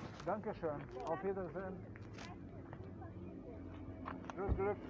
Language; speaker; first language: German; non-native, learner; Croatian